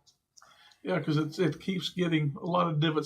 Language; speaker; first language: English; native; English